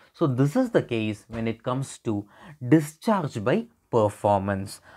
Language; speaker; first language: English; non-native, local second language; Malayalam